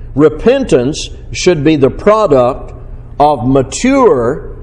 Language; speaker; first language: English; native; English